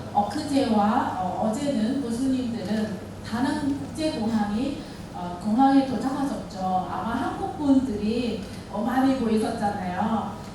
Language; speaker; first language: Korean; non-native, fluent; Vietnamese